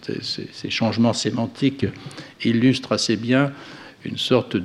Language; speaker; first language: French; native; French